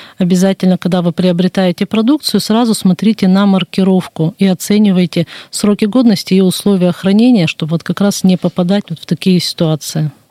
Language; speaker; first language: Russian; native; Russian